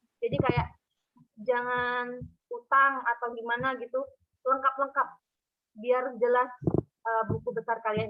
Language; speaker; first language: Indonesian; native; Indonesian